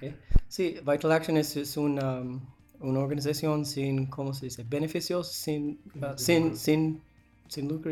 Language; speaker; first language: Spanish; non-native, learner; English